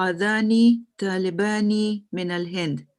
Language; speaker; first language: Arabic; non-native, learner; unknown